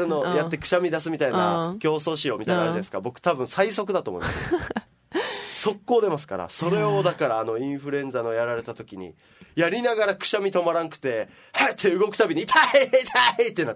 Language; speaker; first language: Japanese; native; Japanese